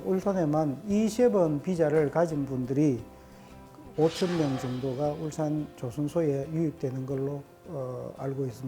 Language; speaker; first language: Korean; native; Korean